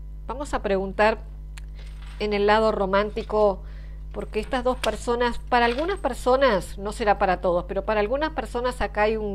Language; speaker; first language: Spanish; native; Spanish